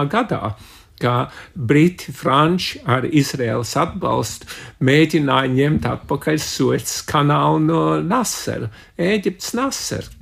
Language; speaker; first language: Latvian; early bilingual, heritage; Latvian